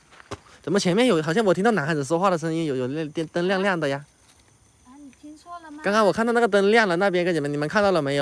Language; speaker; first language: Chinese; native; Chinese